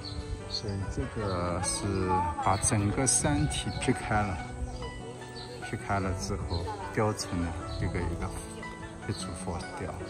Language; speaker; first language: Chinese; native; Chinese